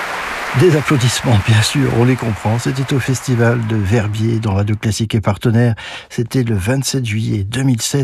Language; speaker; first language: French; native; French